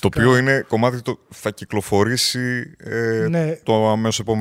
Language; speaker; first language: Greek; native; Greek